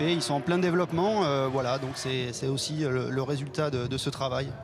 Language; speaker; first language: French; native; French